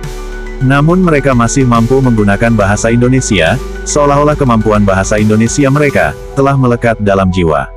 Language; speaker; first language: Indonesian; native; Indonesian